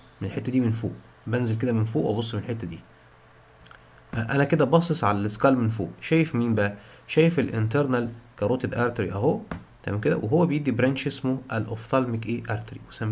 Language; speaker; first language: Arabic; native; Arabic